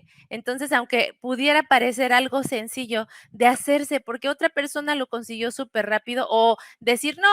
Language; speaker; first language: Spanish; native; Spanish